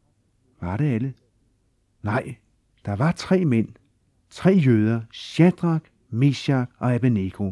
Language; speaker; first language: Danish; native; Danish